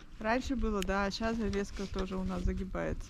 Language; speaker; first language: Russian; native; Russian